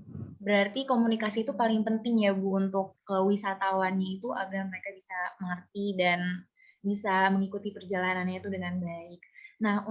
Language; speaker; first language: Indonesian; native; Indonesian